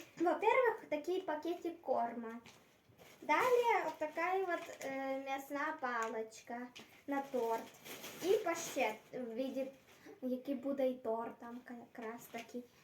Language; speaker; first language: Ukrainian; non-native, local second language; Russian